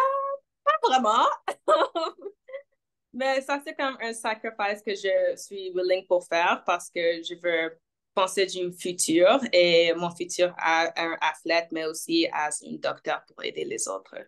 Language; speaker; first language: French; non-native, local second language; English